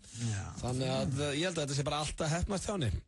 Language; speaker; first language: Icelandic; native; Icelandic